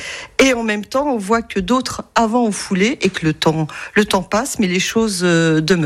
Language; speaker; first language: French; native; French